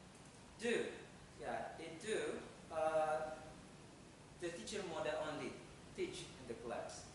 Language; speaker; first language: English; non-native, fluent; Indonesian